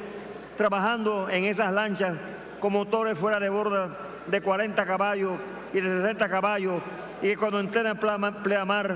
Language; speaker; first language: Spanish; native; Spanish